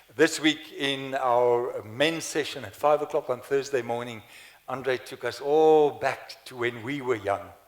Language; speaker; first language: English; non-native, local second language; Afrikaans